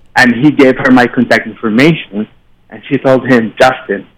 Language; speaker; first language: English; non-native, fluent; Arabic